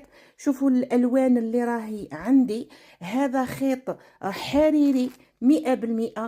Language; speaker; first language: Arabic; native; Arabic